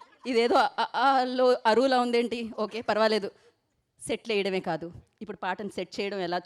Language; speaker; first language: Telugu; native; Telugu